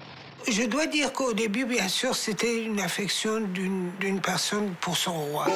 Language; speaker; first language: French; non-native, fluent; Persian